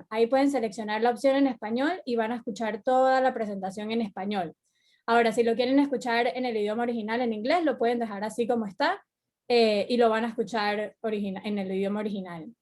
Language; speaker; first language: Spanish; native; Spanish